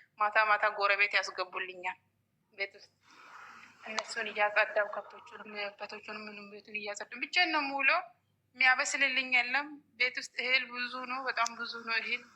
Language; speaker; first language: Amharic; non-native, local second language; Oromo